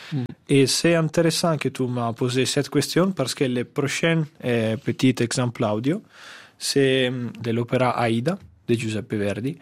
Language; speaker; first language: French; non-native, fluent; Italian